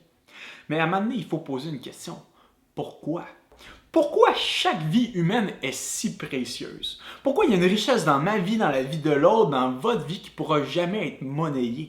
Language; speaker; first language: French; native; French